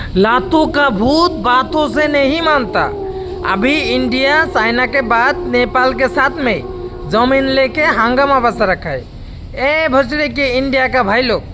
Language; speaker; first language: Hindi; non-native, learner; Bangla